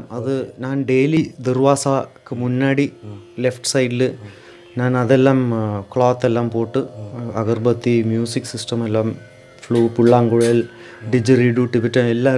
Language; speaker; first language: Tamil; non-native, learner; Malayalam